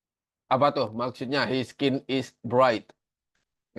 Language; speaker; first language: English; non-native, learner; Indonesian